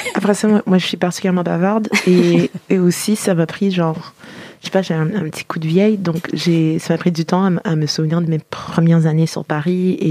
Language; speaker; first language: French; native; French